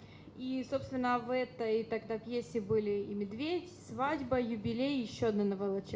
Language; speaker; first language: Russian; native; Russian